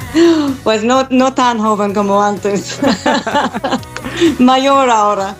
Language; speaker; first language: Spanish; non-native, fluent; English